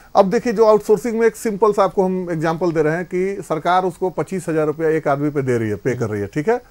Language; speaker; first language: Hindi; native; Hindi